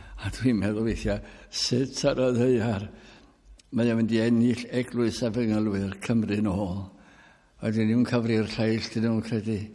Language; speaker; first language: Welsh; early bilingual, heritage; Welsh